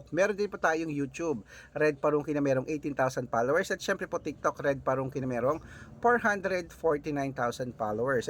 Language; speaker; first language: Filipino; native; Filipino